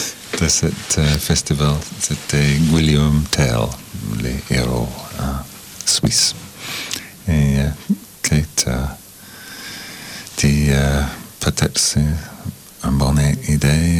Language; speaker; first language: French; non-native, fluent; English